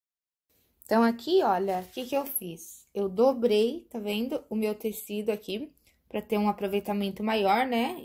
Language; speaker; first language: Portuguese; native; Portuguese